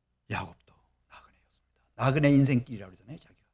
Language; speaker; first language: Korean; native; Korean